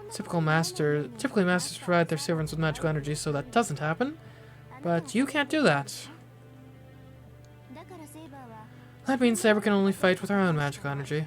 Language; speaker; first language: English; native; English